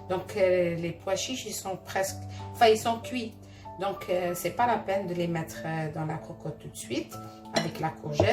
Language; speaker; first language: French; non-native, local second language; Arabic